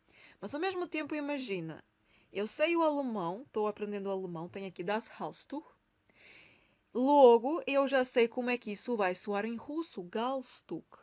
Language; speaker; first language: Portuguese; non-native, fluent; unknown